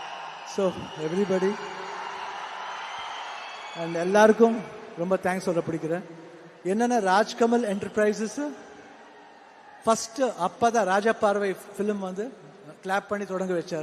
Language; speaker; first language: Tamil; non-native, local second language; Kannada